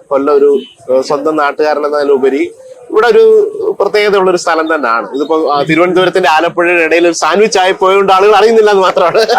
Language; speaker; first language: Malayalam; native; Malayalam